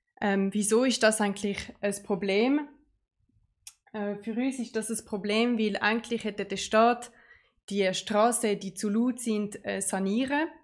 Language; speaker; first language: German; non-native, local second language; French